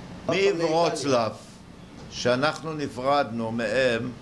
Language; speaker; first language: Hebrew; early bilingual, other home language; Yiddish